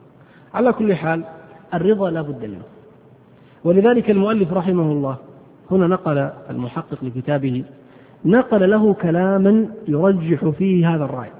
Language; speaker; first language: Arabic; native; Arabic